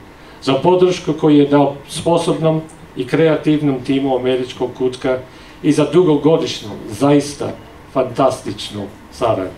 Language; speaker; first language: Serbian; non-native, fluent; English